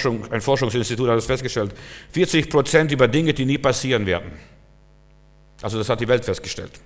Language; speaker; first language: German; native; German